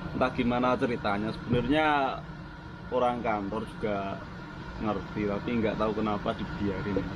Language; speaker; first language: Indonesian; non-native, local second language; Javanese